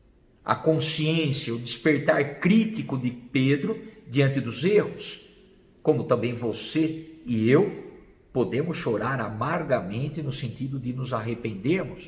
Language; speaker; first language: Portuguese; native; Portuguese